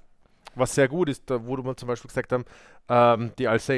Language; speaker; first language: German; native; German